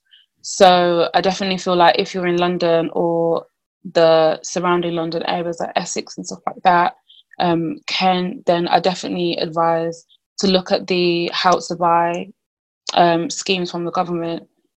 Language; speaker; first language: English; native; English